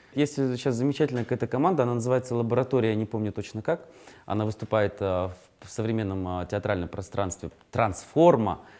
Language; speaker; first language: Russian; native; Russian